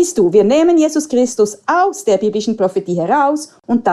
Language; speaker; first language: German; native; German